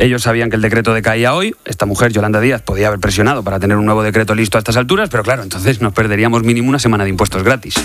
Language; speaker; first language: Spanish; native; Spanish